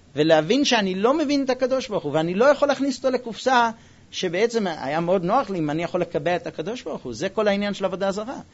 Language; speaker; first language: Hebrew; non-native, fluent; English